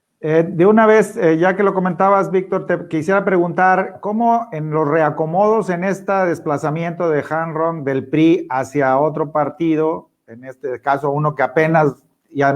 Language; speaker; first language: Spanish; native; Spanish